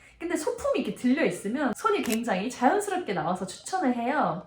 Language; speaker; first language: Korean; native; Korean